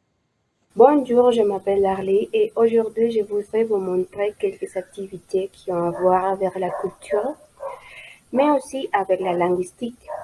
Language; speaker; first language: French; non-native, learner; Spanish